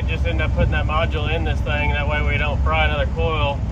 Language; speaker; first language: English; native; English